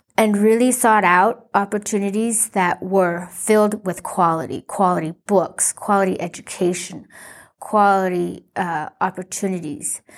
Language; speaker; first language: English; early bilingual, other home language; Spanish